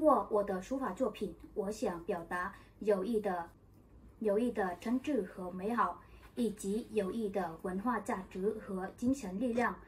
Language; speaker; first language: Chinese; non-native, fluent; Vietnamese